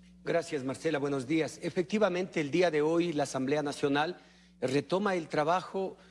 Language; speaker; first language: Spanish; native; Spanish